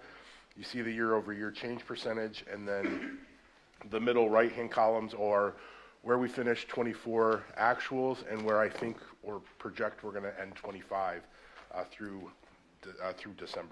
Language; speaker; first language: English; native; English